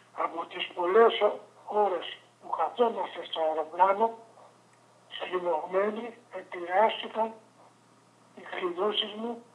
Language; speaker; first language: Greek; early bilingual, other home language; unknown